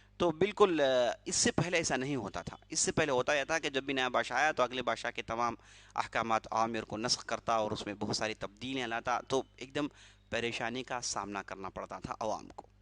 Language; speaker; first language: Urdu; native; Urdu